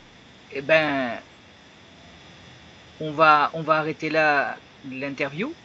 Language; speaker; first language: French; native; French